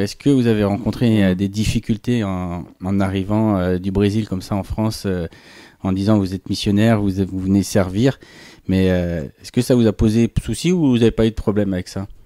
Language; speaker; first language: French; native; French